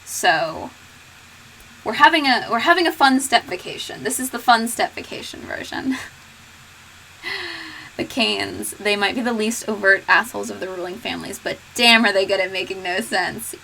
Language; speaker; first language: English; native; English